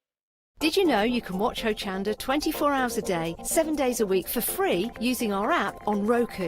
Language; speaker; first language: English; native; English